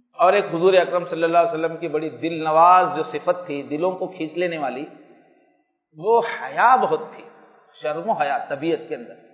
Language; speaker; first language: Urdu; native; Urdu